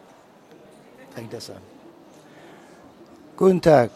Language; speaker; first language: German; non-native, fluent; Persian